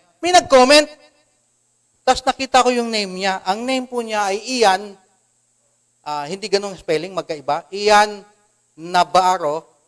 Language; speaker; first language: Filipino; non-native, local second language; Cebuano